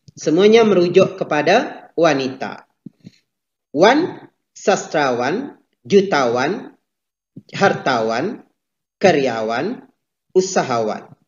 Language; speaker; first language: Malay; native; Malay